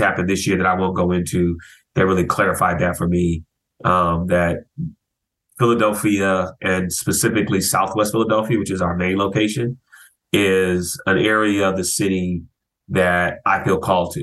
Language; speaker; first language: English; native; English